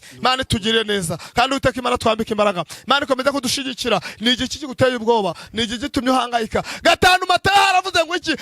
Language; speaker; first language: Kinyarwanda; native; Kinyarwanda